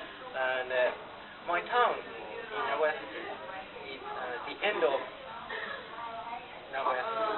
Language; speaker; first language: English; non-native, learner; Japanese